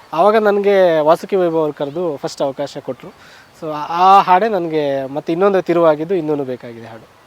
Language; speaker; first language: Kannada; native; Kannada